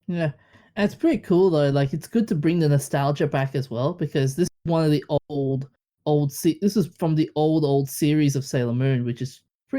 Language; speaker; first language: English; native; English